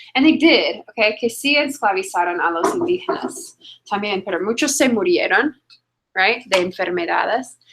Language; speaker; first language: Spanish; non-native, fluent; English